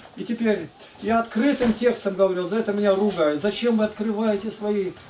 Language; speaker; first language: Russian; native; Russian